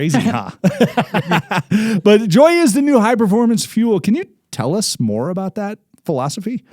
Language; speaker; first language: English; native; English